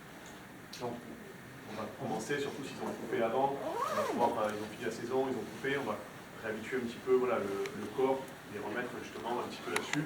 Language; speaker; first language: French; native; French